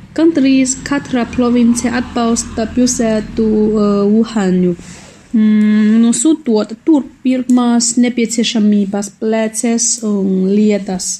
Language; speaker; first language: Latvian; non-native, learner; Chinese